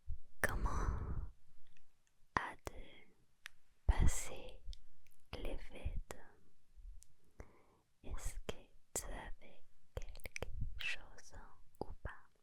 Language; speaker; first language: French; non-native, learner; Spanish